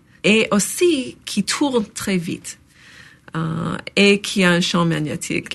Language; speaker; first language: French; non-native, local second language; English